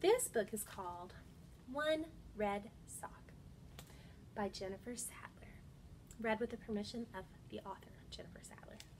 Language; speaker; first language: English; native; English